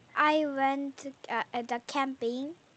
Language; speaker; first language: English; non-native, learner; Korean